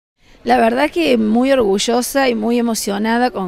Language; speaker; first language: Spanish; native; Spanish